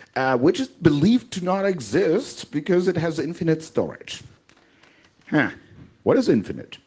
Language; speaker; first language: English; non-native, fluent; German